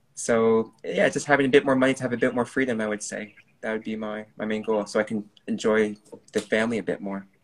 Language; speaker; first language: English; native; English